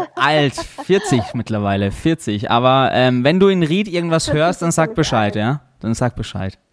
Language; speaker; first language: German; native; German